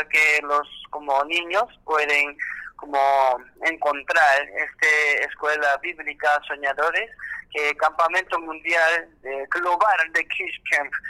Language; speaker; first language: Spanish; non-native, learner; Korean